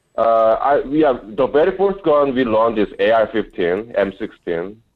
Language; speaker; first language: English; non-native, fluent; Korean